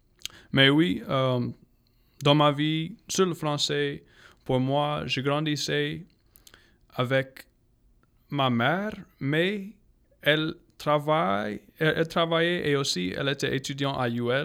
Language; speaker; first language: French; non-native, local second language; English